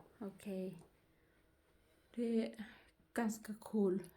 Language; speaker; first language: Swedish; non-native, learner; Thai